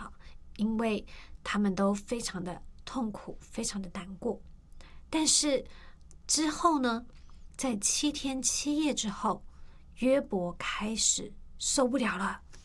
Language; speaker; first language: Chinese; native; Chinese